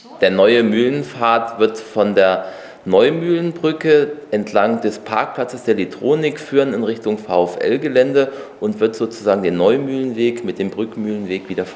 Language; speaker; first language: German; native; German